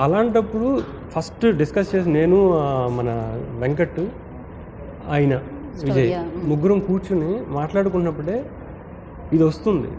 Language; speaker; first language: Telugu; native; Telugu